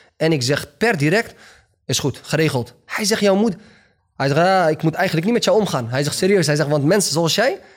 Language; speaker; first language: Dutch; early bilingual, other home language; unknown